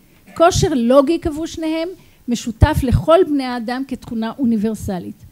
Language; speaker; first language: Hebrew; native; Hebrew